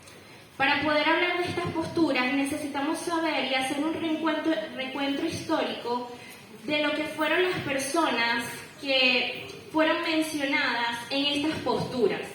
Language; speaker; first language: Spanish; native; Spanish